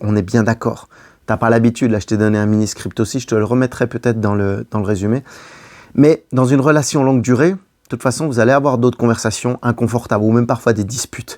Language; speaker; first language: French; native; French